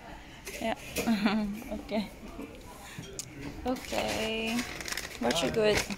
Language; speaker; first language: Norwegian; non-native, fluent; Filipino